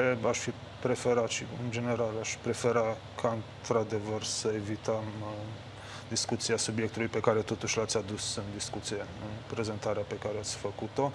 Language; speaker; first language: Romanian; native; Romanian